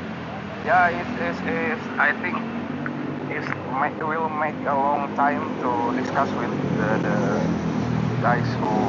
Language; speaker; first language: English; non-native, learner; Indonesian